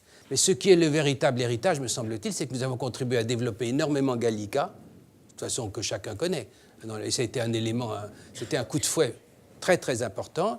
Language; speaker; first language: French; native; French